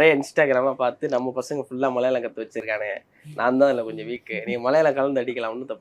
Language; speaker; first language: Tamil; native; Tamil